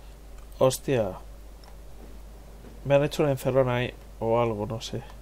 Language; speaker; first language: Spanish; native; Spanish